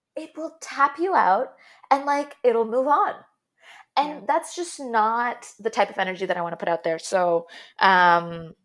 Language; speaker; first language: English; non-native, fluent; Arabic